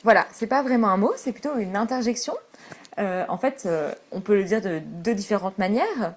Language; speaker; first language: French; native; French